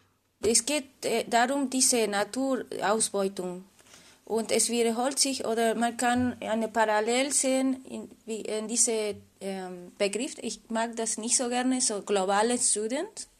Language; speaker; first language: German; non-native, fluent; Spanish